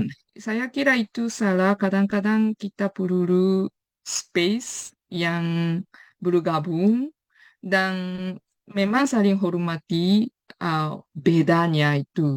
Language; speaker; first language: Indonesian; non-native, fluent; Japanese